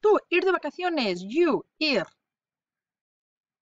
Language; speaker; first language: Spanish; non-native, fluent; English